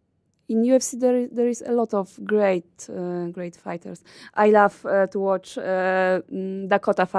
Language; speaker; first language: English; non-native, learner; Polish